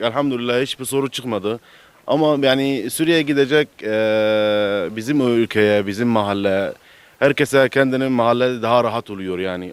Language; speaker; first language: Turkish; non-native, learner; Arabic